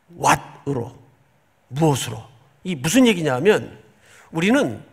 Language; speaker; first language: Korean; native; Korean